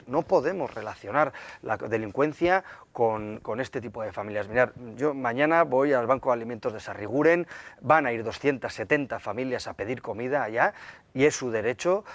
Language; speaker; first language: Spanish; native; Spanish